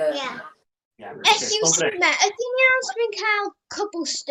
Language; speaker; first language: Welsh; non-native, local second language; English